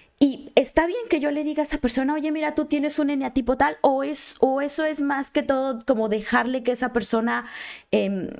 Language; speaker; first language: Spanish; native; Spanish